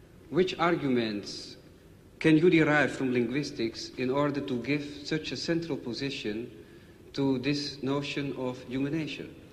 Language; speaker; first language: English; non-native, fluent; Dutch